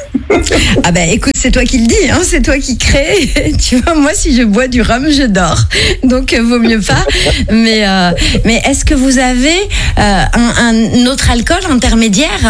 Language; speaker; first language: French; native; French